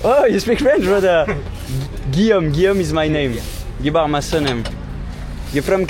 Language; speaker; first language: English; non-native, learner; French